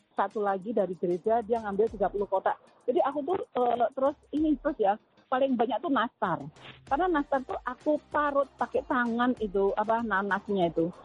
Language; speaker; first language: Indonesian; native; Indonesian